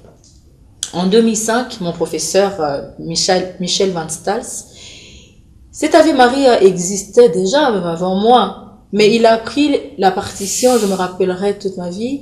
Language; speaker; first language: French; non-native, local second language; Lingala